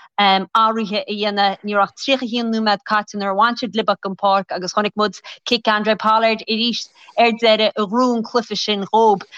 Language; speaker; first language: Irish; native; Irish